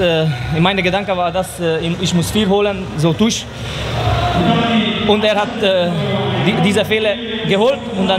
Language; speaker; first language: German; non-native, fluent; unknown